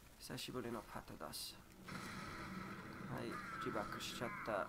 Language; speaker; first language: Japanese; non-native, learner; English